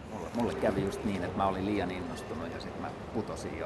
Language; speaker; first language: Finnish; native; Finnish